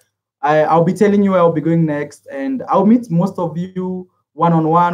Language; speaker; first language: English; non-native, fluent; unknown